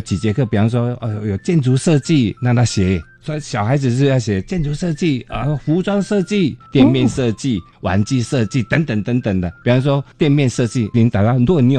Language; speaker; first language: Chinese; native; Chinese